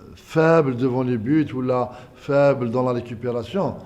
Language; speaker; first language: French; non-native, local second language; Arabic